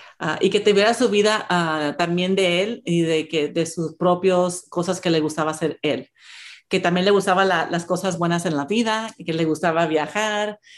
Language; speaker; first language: Spanish; early bilingual, heritage; Spanish